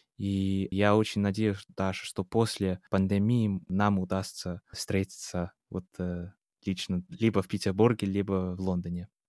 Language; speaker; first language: Russian; non-native, fluent; English